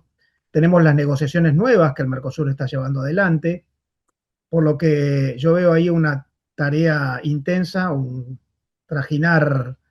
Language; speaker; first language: Spanish; native; Spanish